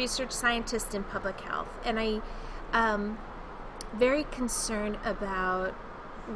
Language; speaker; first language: English; native; English